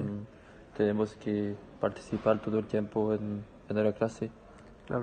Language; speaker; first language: Spanish; non-native, learner; French